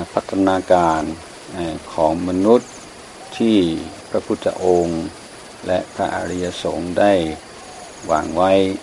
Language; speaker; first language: Thai; non-native, fluent; English